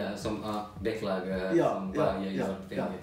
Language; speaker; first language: Norwegian; non-native, learner; Persian